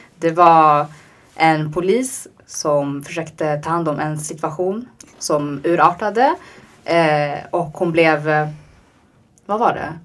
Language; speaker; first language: Swedish; early bilingual, other home language; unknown